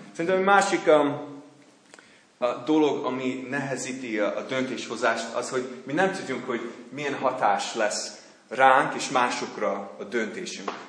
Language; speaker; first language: Hungarian; non-native, fluent; English